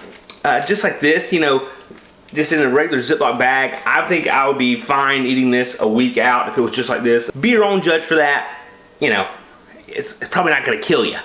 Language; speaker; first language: English; native; English